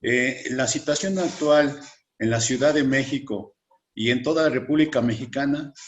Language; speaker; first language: Spanish; native; Spanish